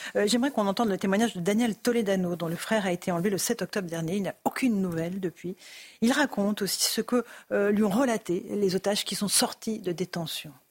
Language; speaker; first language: French; native; French